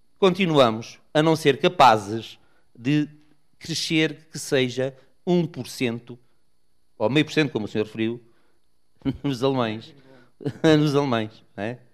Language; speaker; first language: Portuguese; native; Portuguese